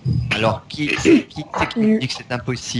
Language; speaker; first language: French; native; French